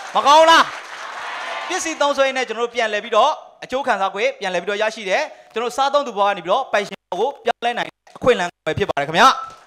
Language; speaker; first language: Burmese; native; Burmese